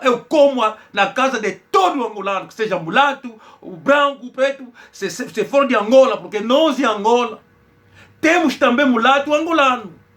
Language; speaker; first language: Portuguese; non-native, local second language; Kongo